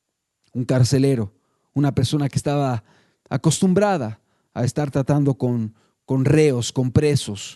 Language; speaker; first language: Spanish; native; Spanish